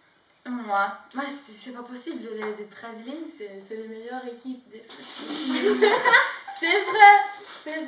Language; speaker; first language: French; non-native, learner; Portuguese